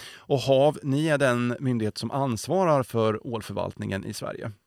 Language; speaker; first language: Swedish; native; Swedish